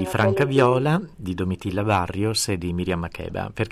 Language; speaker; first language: Italian; native; Italian